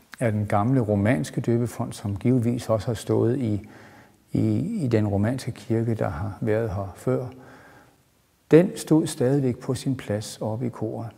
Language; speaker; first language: Danish; native; Danish